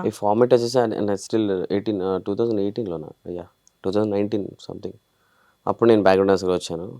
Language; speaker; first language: Telugu; native; Telugu